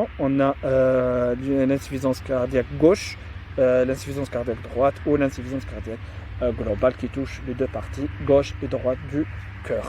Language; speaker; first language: French; non-native, local second language; Arabic